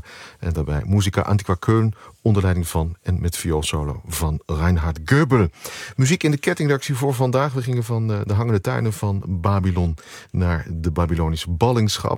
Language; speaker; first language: Dutch; native; Dutch